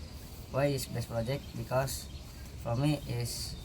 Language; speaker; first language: English; non-native, learner; Indonesian